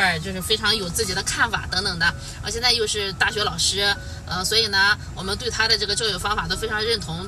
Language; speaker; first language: Chinese; native; Chinese